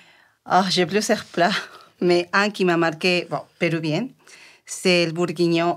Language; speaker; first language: French; non-native, fluent; Spanish